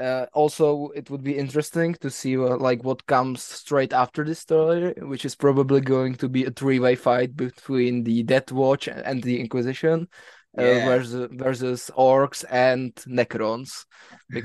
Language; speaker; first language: English; non-native, fluent; Czech